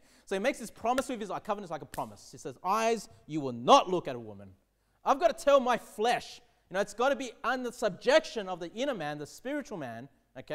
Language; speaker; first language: English; native; English